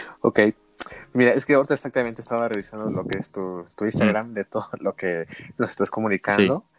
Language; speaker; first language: Spanish; native; Spanish